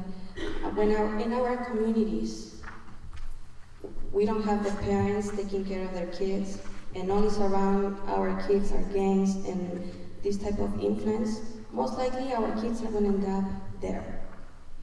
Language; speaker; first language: English; non-native, fluent; Spanish